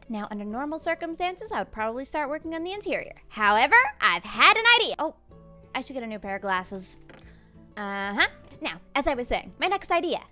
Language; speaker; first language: English; native; English